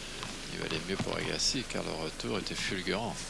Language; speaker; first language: French; native; French